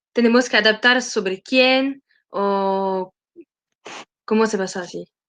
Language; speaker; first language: Spanish; non-native, learner; French